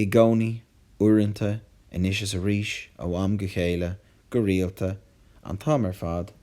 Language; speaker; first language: Irish; non-native, local second language; English